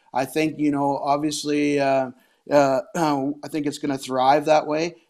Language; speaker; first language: English; native; English